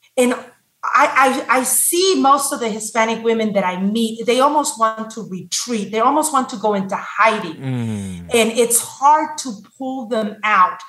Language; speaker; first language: English; non-native, fluent; Spanish